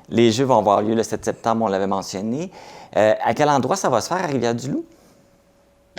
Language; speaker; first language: French; native; French